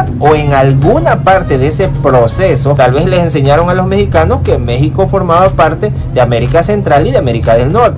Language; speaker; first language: Spanish; native; Spanish